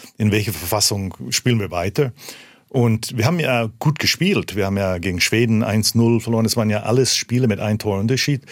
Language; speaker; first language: German; early bilingual, heritage; German